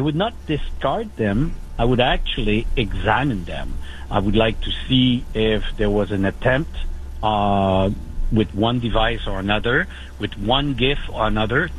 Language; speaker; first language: English; non-native, local second language; French